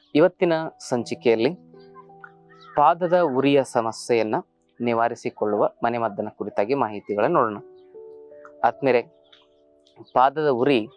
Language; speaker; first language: Kannada; native; Kannada